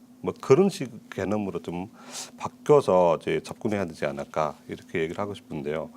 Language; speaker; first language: Korean; non-native, fluent; Nepali